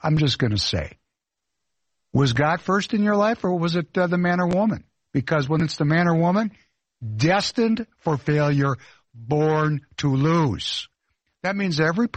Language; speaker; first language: English; non-native, fluent; Russian